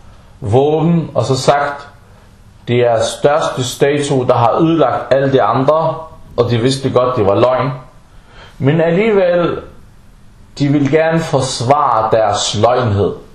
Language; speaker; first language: Danish; non-native, fluent; Arabic